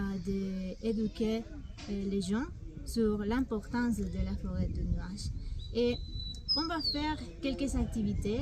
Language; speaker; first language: French; non-native, learner; Spanish